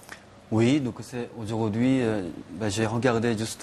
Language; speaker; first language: French; non-native, fluent; Korean